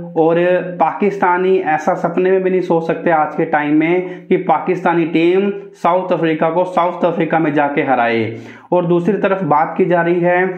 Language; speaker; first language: Hindi; native; Hindi